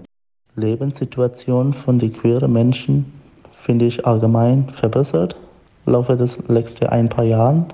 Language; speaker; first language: German; non-native, learner; Malayalam